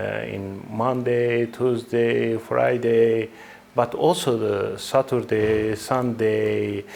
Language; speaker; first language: English; non-native, fluent; Turkish